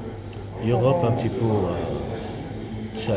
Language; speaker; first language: French; non-native, fluent; Arabic